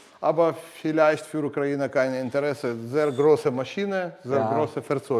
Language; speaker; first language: German; non-native, learner; Ukrainian